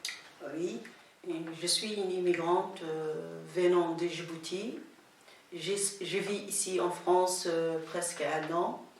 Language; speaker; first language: French; non-native, local second language; Somali